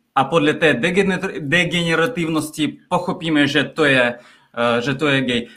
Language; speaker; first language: Czech; non-native, fluent; Russian